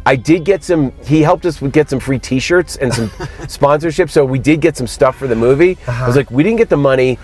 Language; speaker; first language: English; native; English